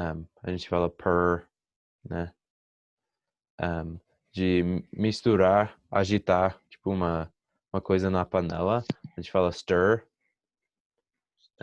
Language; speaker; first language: Portuguese; non-native, fluent; English